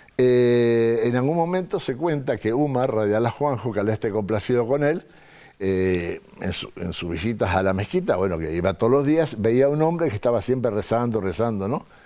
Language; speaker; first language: Spanish; native; Spanish